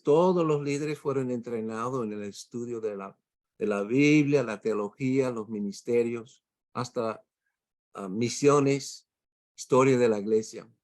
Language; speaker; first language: Spanish; non-native, fluent; English